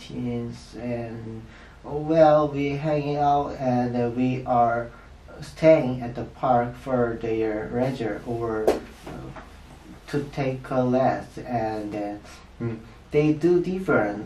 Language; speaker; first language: English; non-native, learner; Korean